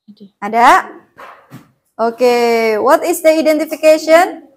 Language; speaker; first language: English; non-native, learner; Indonesian